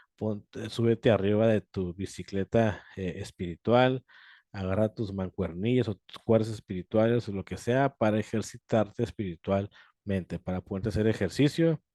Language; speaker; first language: Spanish; native; Spanish